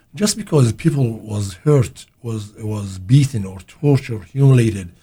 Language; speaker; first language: English; non-native, fluent; Arabic